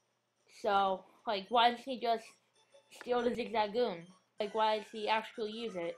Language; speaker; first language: English; native; English